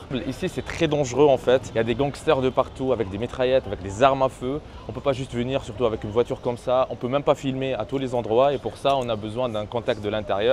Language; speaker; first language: French; native; French